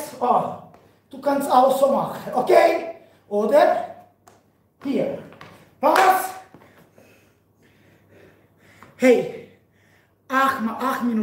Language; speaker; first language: German; non-native, learner; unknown